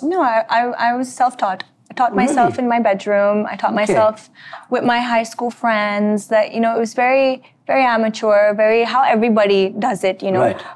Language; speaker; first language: English; native; English